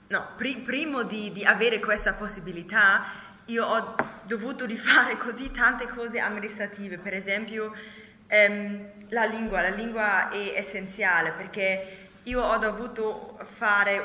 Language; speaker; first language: Italian; non-native, learner; German